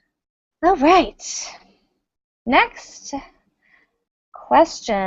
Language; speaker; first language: English; native; English